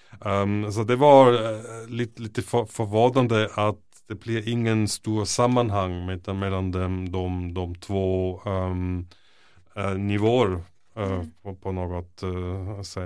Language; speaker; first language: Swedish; non-native, fluent; German